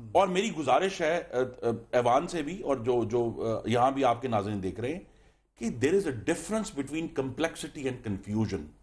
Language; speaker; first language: Urdu; native; Urdu